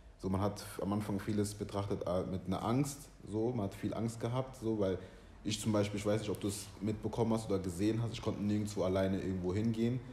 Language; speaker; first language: German; early bilingual, other home language; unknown